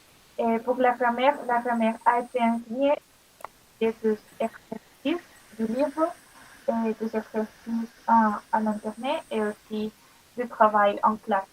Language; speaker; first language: French; non-native, learner; Spanish